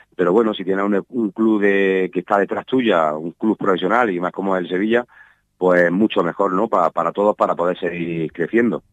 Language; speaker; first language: Spanish; native; Spanish